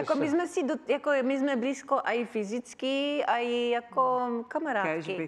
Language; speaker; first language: Czech; early bilingual, heritage; Czech